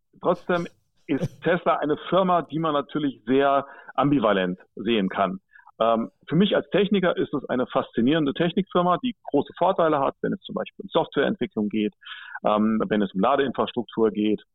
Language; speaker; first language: German; native; German